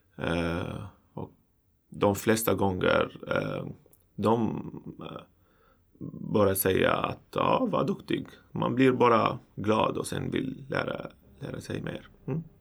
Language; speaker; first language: Swedish; non-native, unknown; Arabic